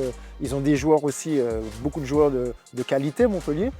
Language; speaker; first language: French; native; French